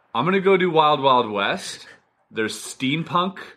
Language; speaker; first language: English; early bilingual, other home language; German